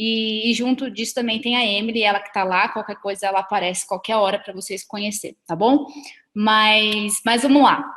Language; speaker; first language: Portuguese; native; Portuguese